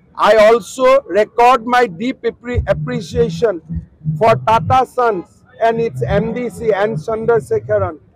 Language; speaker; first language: English; non-native, local second language; Assamese